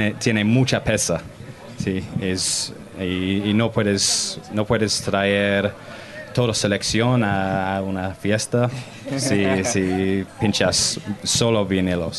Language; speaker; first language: Spanish; non-native, learner; English